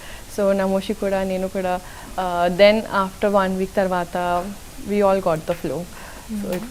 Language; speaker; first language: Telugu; non-native, local second language; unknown